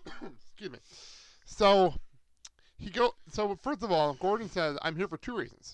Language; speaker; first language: English; native; English